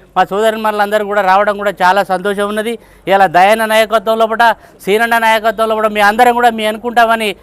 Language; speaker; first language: Telugu; native; Telugu